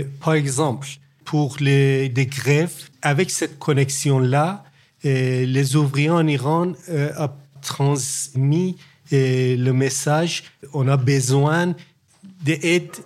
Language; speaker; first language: French; non-native, learner; Persian